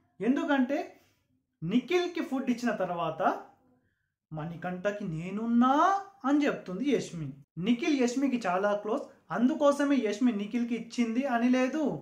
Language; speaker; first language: Telugu; non-native, local second language; Urdu